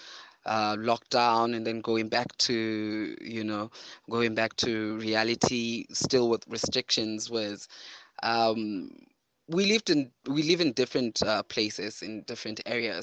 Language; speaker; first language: English; non-native, local second language; Southern Sotho